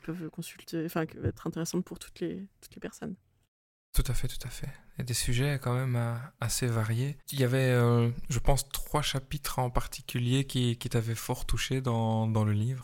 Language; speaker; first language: French; native; French